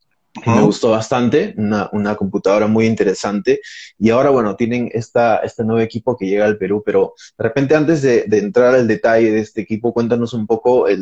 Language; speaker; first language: Spanish; native; Spanish